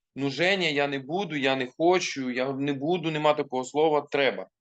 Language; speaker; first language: Ukrainian; non-native, local second language; Russian